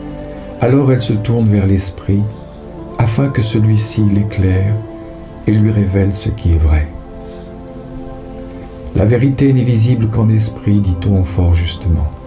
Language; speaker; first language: French; native; French